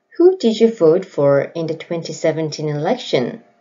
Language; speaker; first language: English; non-native, fluent; Korean